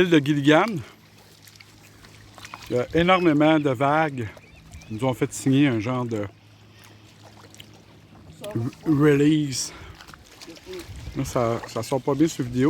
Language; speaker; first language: French; native; French